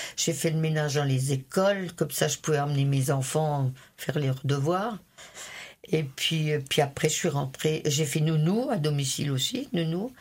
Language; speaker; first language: French; early bilingual, other home language; Italian